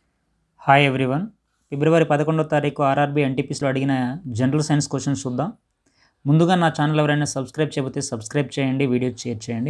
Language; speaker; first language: Telugu; native; Telugu